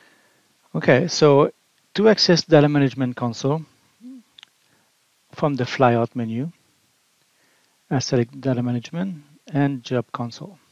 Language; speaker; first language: English; non-native, fluent; French